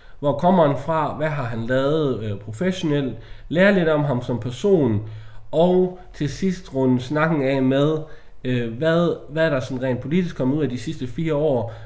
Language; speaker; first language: Danish; native; Danish